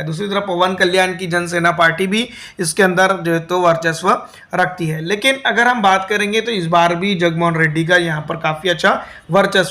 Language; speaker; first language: Hindi; native; Hindi